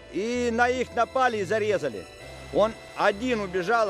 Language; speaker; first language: Russian; native; Russian